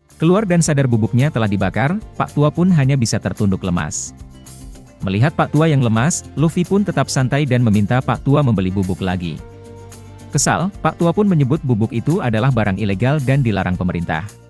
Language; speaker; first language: Indonesian; native; Indonesian